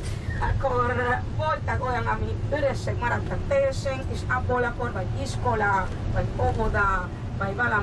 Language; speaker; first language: Hungarian; non-native, fluent; Spanish